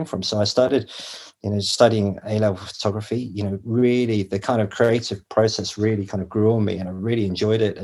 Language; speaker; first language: English; native; English